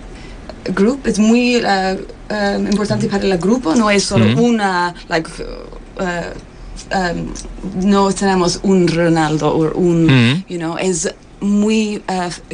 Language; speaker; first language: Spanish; non-native, learner; English